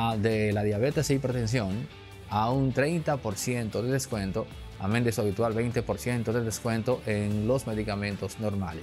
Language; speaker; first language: Spanish; native; Spanish